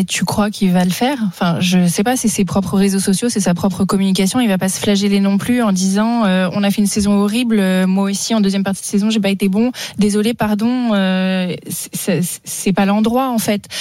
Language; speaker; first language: French; native; French